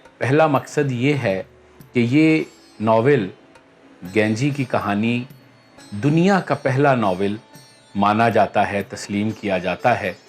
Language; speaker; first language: Urdu; native; Urdu